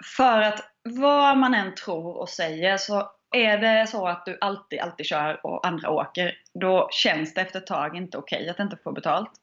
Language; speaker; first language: Swedish; native; Swedish